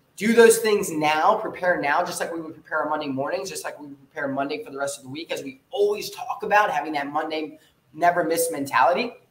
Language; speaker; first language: English; native; English